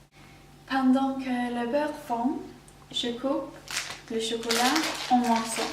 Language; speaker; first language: French; non-native, learner; Swedish